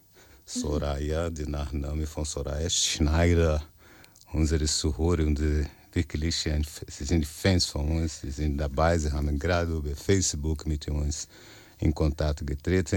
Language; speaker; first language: German; non-native, fluent; Portuguese